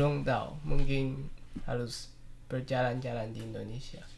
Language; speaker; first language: Indonesian; non-native, learner; Chinese